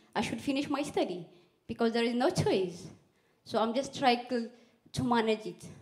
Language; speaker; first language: English; non-native, fluent; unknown